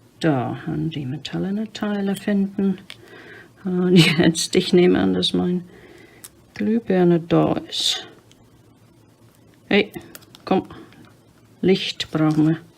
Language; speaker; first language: German; non-native, fluent; English